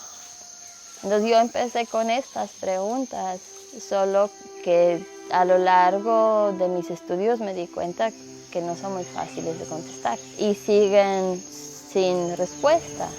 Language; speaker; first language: Spanish; non-native, fluent; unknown